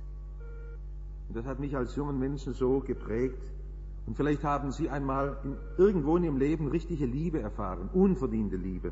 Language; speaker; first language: German; native; German